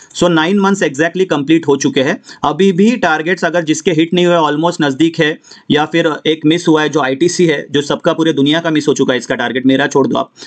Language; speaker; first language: Hindi; non-native, local second language; Marathi